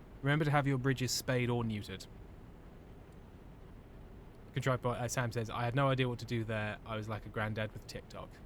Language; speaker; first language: English; native; English